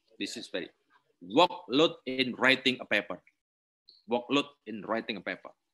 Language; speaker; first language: English; non-native, learner; Indonesian